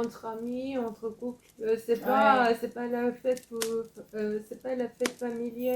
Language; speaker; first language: French; non-native, fluent; Korean